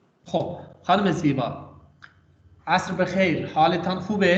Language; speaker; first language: Persian; non-native, fluent; Urdu